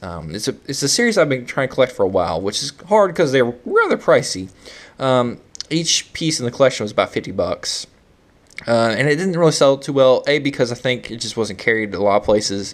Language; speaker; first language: English; native; English